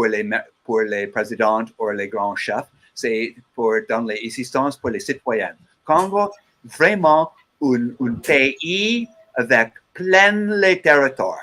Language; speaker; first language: French; non-native, learner; English